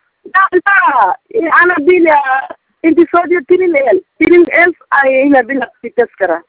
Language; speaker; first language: Arabic; non-native, learner; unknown